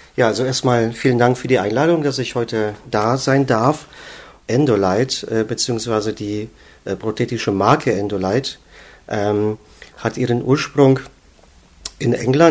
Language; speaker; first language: German; native; German